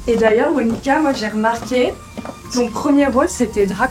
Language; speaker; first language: French; native; French